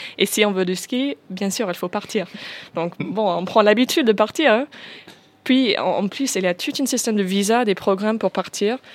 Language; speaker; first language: French; non-native, fluent; English